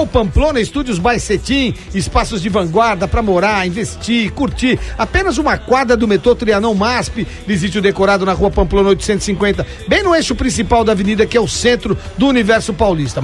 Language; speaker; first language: Portuguese; native; Portuguese